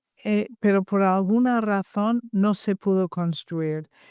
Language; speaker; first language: Spanish; non-native, fluent; English